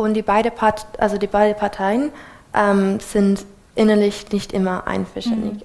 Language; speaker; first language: German; non-native, fluent; English